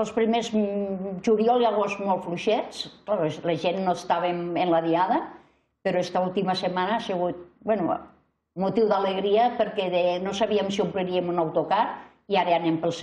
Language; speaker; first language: Catalan; native; Catalan